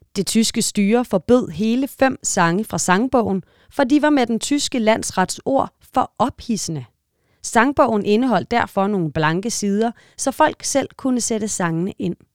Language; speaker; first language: Danish; native; Danish